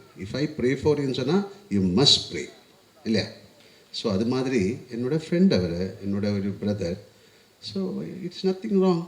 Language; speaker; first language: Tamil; non-native, learner; Malayalam